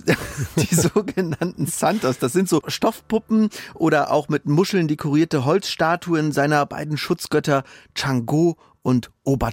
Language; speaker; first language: German; native; German